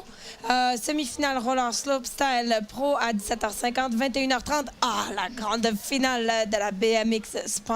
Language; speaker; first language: French; native; French